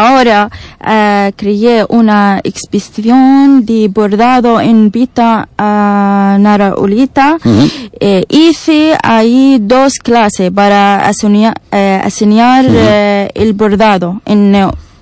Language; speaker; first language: Spanish; non-native, learner; Arabic